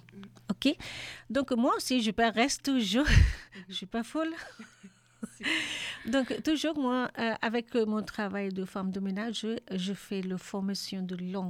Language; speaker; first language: French; non-native, learner; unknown